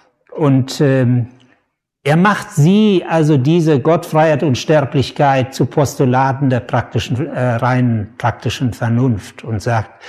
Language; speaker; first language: German; native; German